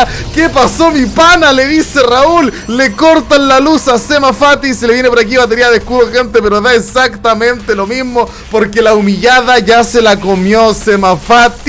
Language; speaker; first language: Spanish; native; Spanish